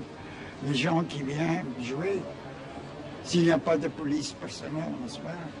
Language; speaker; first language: French; non-native, learner; Chinese